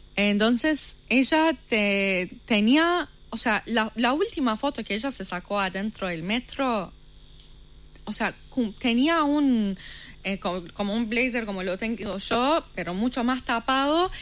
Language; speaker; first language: Spanish; non-native, fluent; Persian